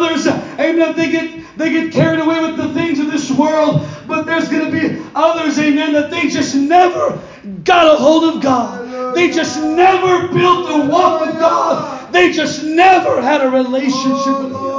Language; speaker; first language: English; native; English